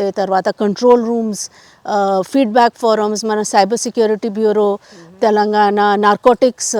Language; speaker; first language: Telugu; non-native, local second language; Hindi